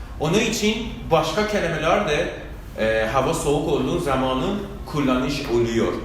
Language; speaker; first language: Turkish; non-native, fluent; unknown